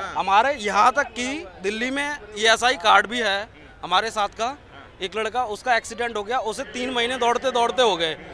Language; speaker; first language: Hindi; native; Hindi